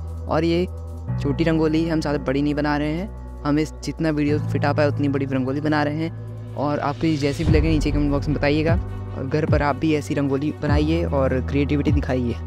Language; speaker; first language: Hindi; native; Hindi